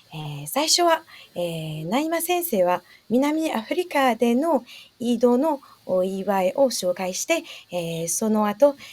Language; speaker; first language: Japanese; non-native, fluent; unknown